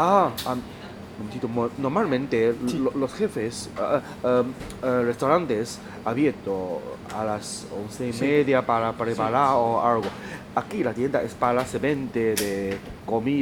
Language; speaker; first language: Spanish; non-native, learner; Chinese